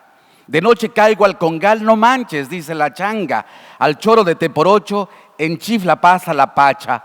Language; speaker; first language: Spanish; native; Spanish